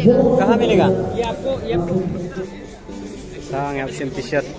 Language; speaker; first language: Hindi; non-native, local second language; Khasi